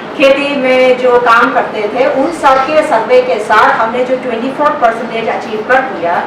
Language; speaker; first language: Hindi; non-native, local second language; Gujarati